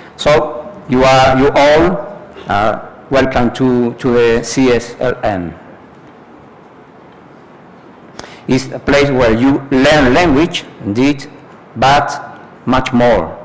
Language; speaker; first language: English; non-native, fluent; Spanish